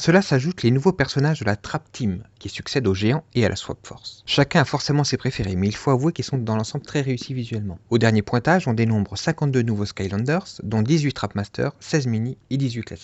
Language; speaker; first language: French; native; French